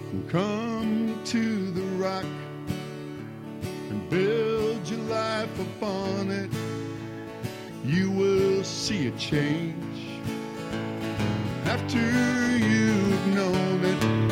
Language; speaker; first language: English; native; English